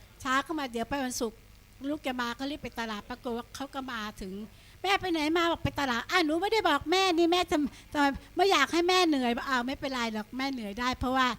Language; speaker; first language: Thai; native; Thai